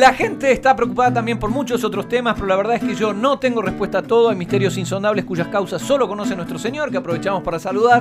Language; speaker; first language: Spanish; native; Spanish